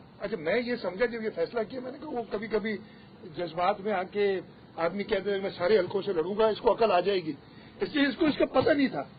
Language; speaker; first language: Urdu; non-native, local second language; Sindhi